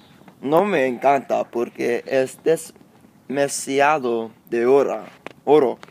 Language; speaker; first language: Spanish; non-native, learner; English